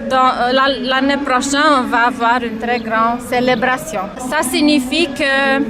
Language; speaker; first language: French; non-native, fluent; Romanian